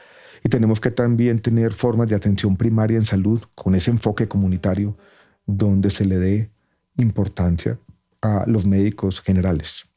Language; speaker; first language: Spanish; native; Spanish